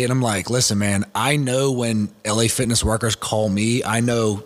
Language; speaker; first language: English; native; English